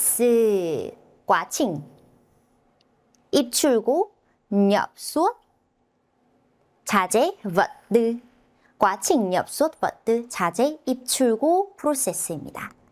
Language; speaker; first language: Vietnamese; non-native, fluent; Korean